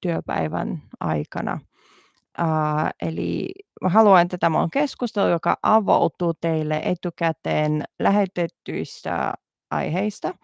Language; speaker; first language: Finnish; non-native, learner; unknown